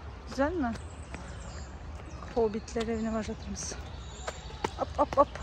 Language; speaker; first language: Turkish; non-native, learner; Kazakh